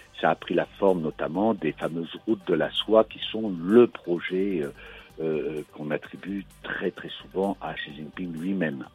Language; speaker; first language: French; native; French